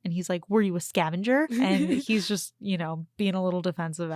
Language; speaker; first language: English; native; English